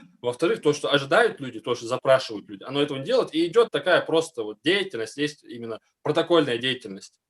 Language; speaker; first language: Russian; non-native, local second language; Ingush